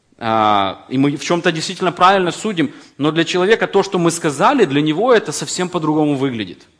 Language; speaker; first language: Russian; native; Russian